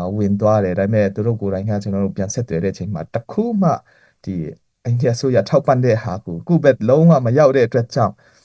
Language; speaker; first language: Burmese; non-native, local second language; Hakha Chin